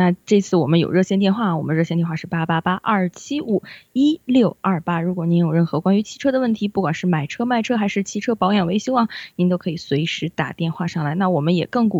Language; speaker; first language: Chinese; native; Chinese